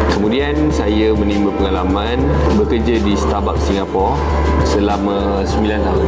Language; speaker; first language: Malay; native; Malay